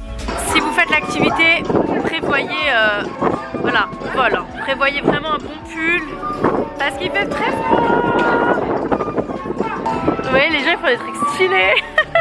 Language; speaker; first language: French; native; French